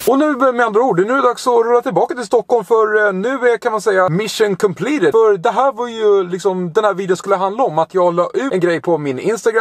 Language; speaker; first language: Swedish; native; Swedish